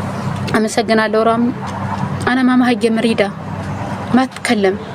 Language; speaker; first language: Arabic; non-native, learner; Amharic